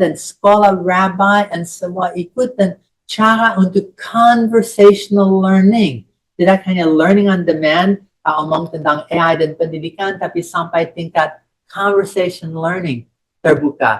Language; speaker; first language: Indonesian; non-native, fluent; English